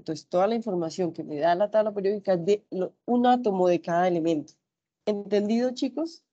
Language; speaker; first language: Spanish; native; Spanish